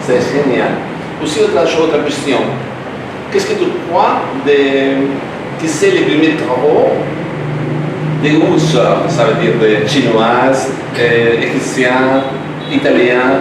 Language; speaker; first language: French; non-native, learner; Spanish